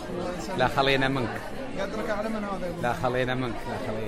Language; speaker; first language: Arabic; native; Arabic